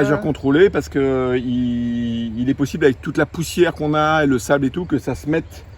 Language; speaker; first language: French; native; French